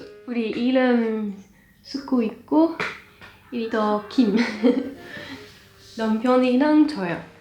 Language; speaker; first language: Korean; non-native, fluent; French